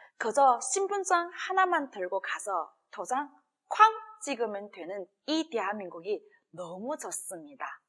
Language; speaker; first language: Korean; non-native, fluent; Chinese